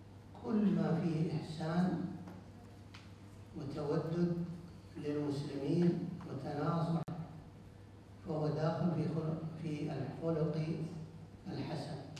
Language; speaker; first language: Arabic; native; Arabic